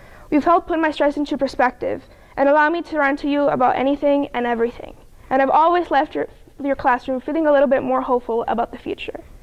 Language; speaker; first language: English; early bilingual, other home language; Spanish